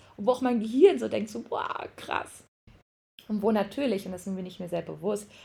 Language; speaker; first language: German; native; German